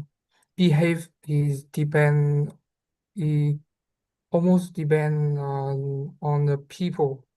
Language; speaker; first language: English; non-native, learner; Vietnamese